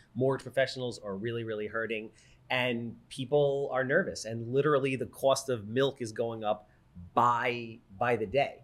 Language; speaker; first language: English; native; English